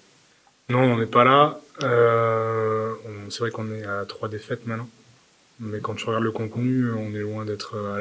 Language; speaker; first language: French; native; French